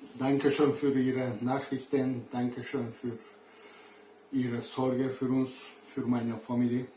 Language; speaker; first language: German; non-native, learner; Turkish